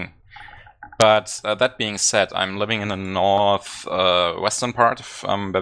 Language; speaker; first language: English; non-native, fluent; German